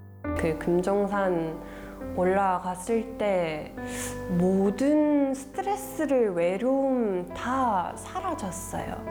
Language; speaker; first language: Korean; non-native, learner; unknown